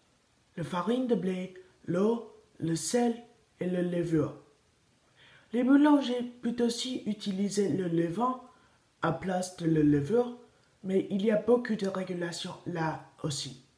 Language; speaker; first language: French; non-native, learner; Spanish